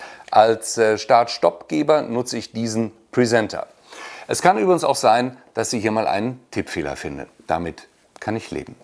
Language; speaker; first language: German; native; German